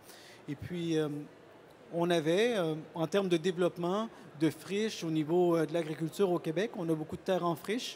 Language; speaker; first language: French; native; French